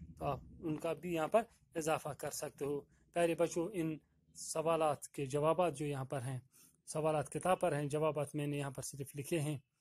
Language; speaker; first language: Urdu; non-native, local second language; Kashmiri